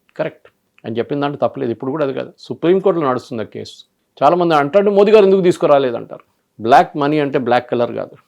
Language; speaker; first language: Telugu; non-native, local second language; Malayalam